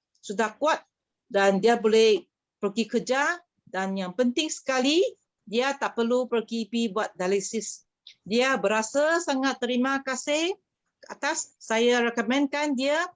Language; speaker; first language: Malay; non-native, local second language; Chinese